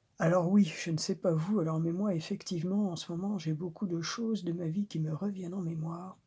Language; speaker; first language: French; native; French